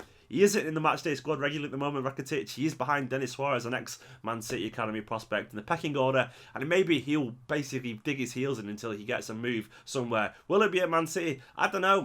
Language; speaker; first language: English; native; English